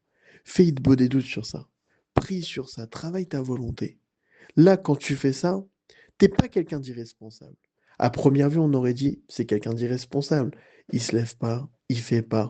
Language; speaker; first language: French; native; French